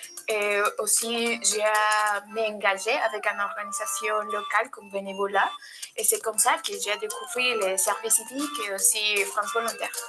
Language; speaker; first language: French; non-native, learner; Spanish